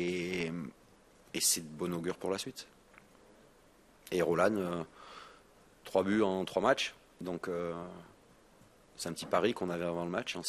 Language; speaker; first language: French; native; French